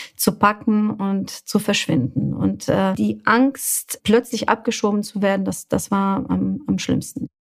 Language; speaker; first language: German; non-native, fluent; Bosnian